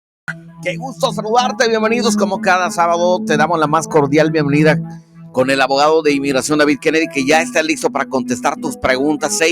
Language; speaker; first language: Spanish; native; Spanish